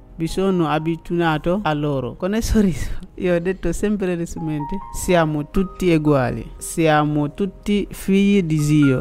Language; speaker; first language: Italian; non-native, learner; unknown